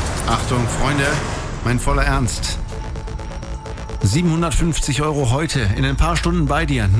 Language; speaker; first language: German; native; German